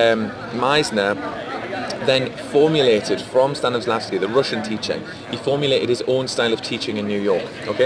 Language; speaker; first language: English; native; English